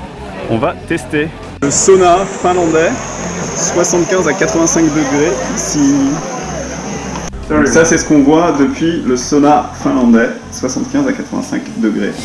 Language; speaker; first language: French; native; French